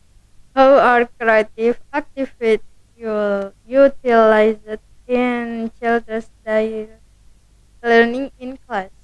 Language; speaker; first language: English; non-native, learner; Indonesian